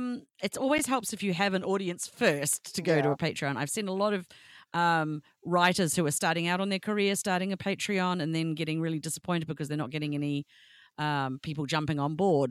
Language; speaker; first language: English; native; English